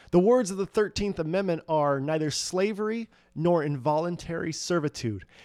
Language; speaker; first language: English; native; English